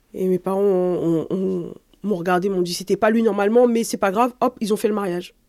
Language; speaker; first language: French; native; French